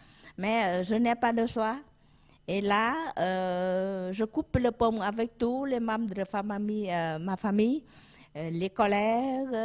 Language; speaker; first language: French; non-native, learner; Vietnamese